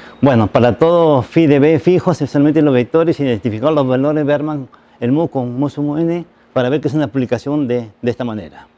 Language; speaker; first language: Spanish; native; Spanish